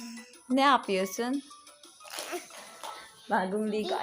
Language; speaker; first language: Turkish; non-native, learner; Filipino